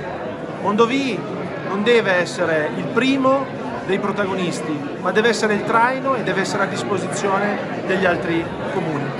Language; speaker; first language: Italian; native; Italian